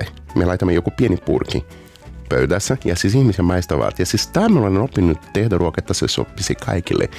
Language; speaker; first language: Finnish; non-native, learner; Portuguese